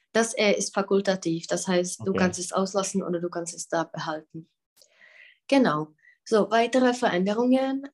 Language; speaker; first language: German; non-native, fluent; Czech